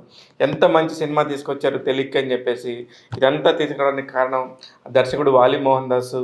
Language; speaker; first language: Telugu; native; Telugu